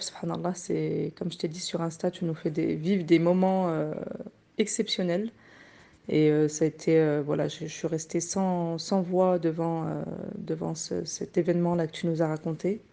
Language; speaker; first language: French; native; French